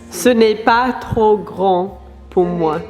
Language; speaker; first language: French; non-native, learner; English